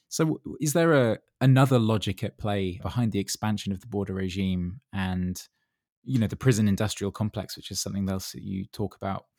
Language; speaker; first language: English; native; English